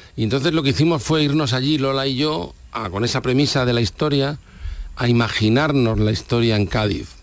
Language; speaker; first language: Spanish; native; Spanish